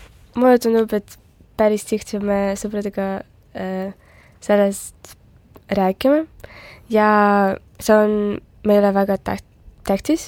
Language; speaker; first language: Estonian; non-native, local second language; Russian